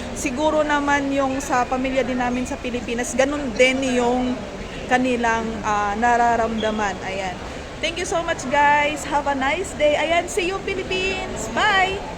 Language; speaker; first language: Filipino; non-native, local second language; Cebuano